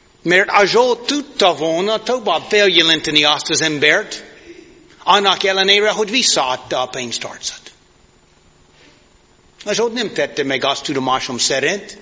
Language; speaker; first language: Hungarian; non-native, fluent; English